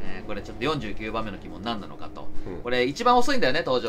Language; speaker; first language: Japanese; native; Japanese